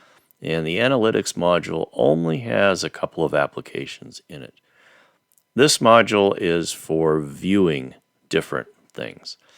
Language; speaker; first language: English; native; English